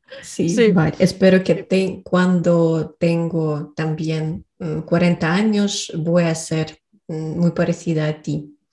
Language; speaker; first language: Spanish; non-native, learner; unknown